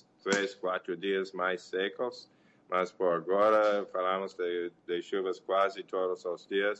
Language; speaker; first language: Portuguese; non-native, learner; English